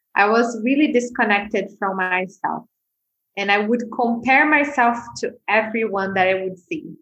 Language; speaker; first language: English; non-native, fluent; Portuguese